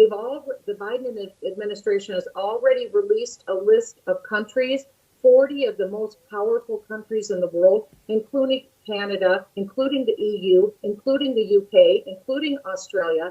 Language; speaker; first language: English; native; English